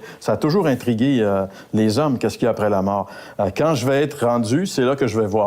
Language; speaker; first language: French; native; French